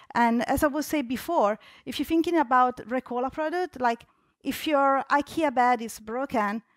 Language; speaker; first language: English; non-native, fluent; Italian